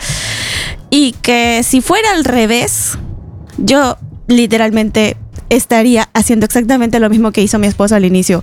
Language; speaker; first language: Spanish; native; Spanish